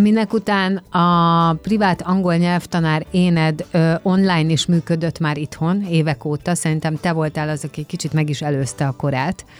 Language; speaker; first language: Hungarian; native; Hungarian